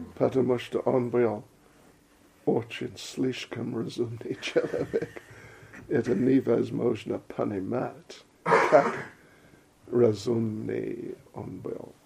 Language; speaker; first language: Russian; non-native, learner; English